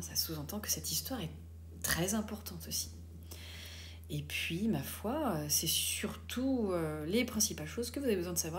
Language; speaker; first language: French; native; French